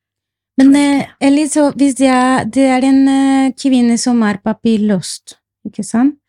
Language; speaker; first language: Norwegian; non-native, fluent; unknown